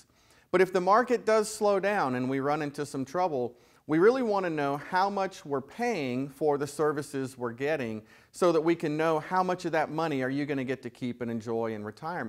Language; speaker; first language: English; native; English